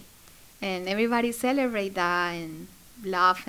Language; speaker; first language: English; non-native, fluent; Spanish